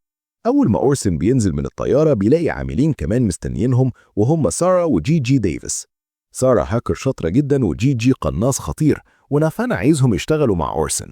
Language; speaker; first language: Arabic; native; Arabic